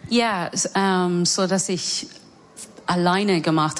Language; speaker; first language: German; non-native, learner; English